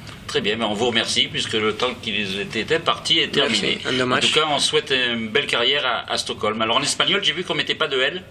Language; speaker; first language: French; native; French